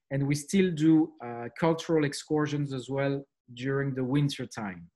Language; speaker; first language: English; non-native, fluent; French